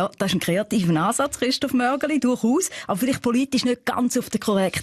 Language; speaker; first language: German; native; German